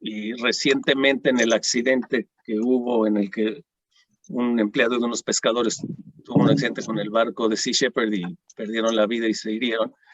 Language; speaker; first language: Spanish; native; Spanish